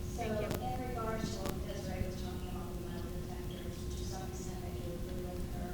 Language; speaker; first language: English; early bilingual, other home language; Italian